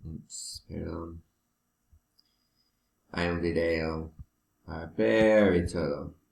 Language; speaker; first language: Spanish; non-native, learner; English